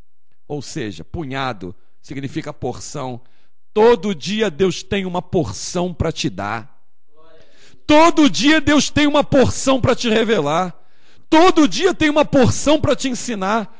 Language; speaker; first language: Portuguese; native; Portuguese